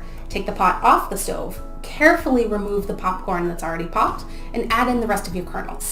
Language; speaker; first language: English; native; English